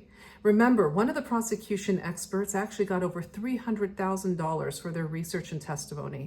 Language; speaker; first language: English; native; English